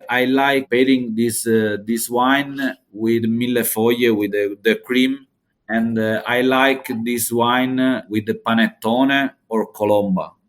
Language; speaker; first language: English; non-native, learner; Italian